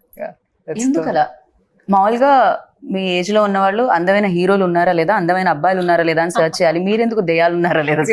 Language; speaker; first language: Telugu; native; Telugu